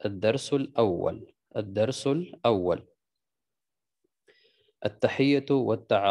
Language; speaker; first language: Arabic; non-native, fluent; Urdu